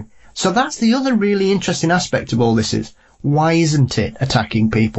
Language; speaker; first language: English; native; English